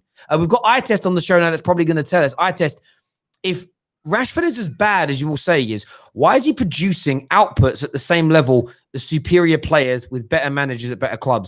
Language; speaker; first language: English; native; English